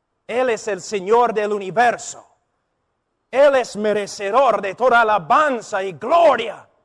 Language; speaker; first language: Spanish; non-native, fluent; English